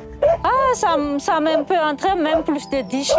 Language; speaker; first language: French; non-native, local second language; Malagasy